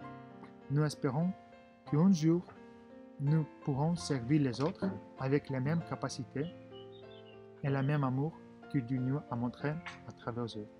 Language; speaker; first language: French; non-native, fluent; Russian